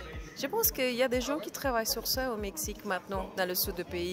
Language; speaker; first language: French; non-native, fluent; Spanish